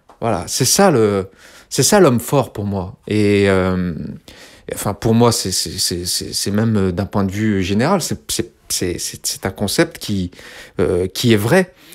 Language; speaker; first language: French; early bilingual, other home language; Kabyle